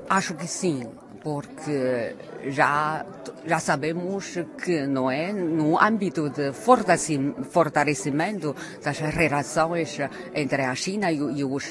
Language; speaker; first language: Portuguese; non-native, fluent; Chinese